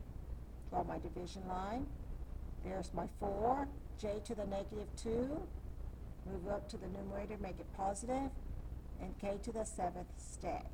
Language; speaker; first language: English; native; English